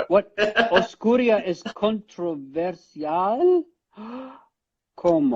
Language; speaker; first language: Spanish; non-native, learner; English